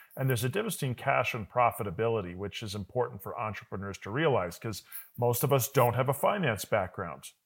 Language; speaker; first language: English; native; English